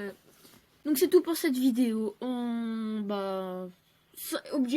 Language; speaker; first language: French; native; French